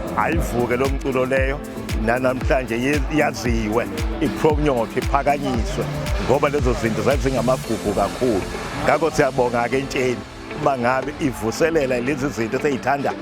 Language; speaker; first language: Zulu; native; Zulu